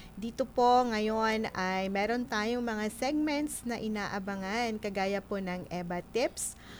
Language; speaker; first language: Filipino; non-native, local second language; Bikol